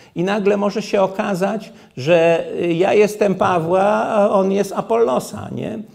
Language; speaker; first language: Polish; native; Polish